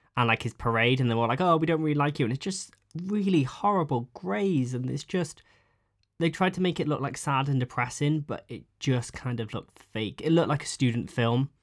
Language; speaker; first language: English; native; English